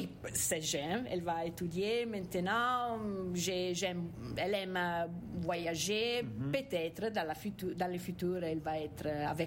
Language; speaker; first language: French; non-native, fluent; Italian